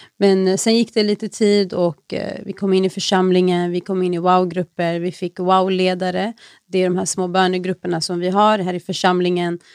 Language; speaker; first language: Swedish; early bilingual, other home language; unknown